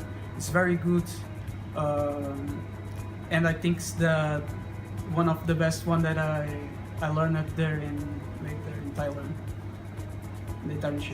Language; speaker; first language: English; non-native, learner; Portuguese